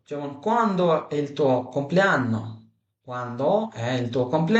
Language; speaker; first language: Italian; non-native, fluent; Bangla